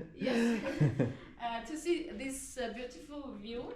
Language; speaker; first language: English; non-native, learner; Armenian